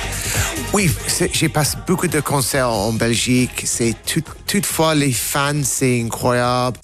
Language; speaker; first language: French; non-native, learner; English